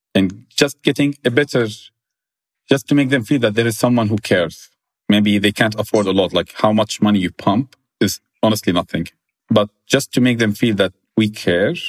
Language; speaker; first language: English; non-native, fluent; Arabic